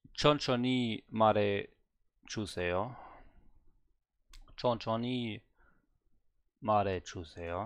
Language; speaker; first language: Korean; non-native, learner; German